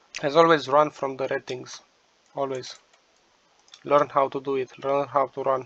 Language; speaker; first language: English; non-native, fluent; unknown